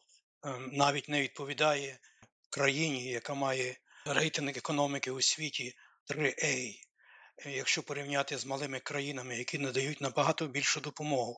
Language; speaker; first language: Ukrainian; native; Ukrainian